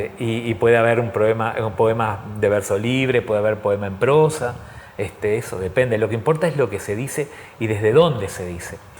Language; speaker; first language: Spanish; native; Spanish